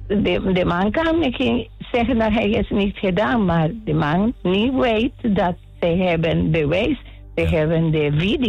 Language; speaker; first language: Dutch; non-native, learner; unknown